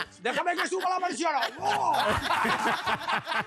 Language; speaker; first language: Spanish; native; Spanish